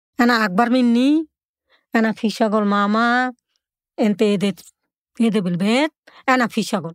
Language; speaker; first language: Arabic; non-native, learner; Bangla